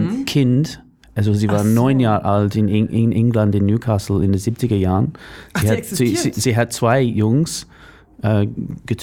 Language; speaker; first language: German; non-native, learner; English